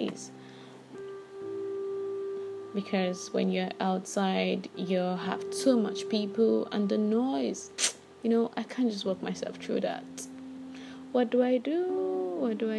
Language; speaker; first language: English; non-native, local second language; Yoruba